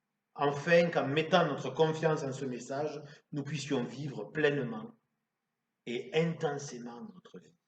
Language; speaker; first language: French; native; French